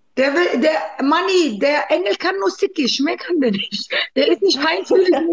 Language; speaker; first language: German; native; German